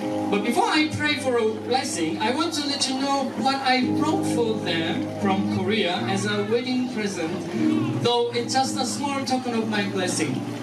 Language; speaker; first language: English; non-native, fluent; Korean